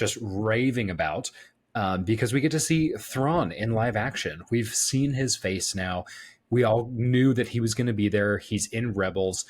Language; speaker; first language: English; native; English